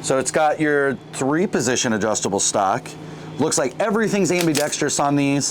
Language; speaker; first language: English; native; English